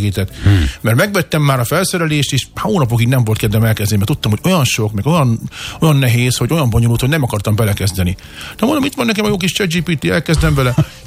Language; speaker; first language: Hungarian; native; Hungarian